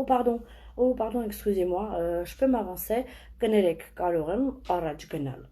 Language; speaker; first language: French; non-native, fluent; Armenian